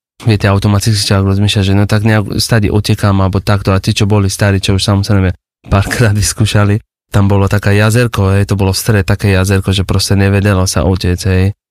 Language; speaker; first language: Slovak; non-native, fluent; Persian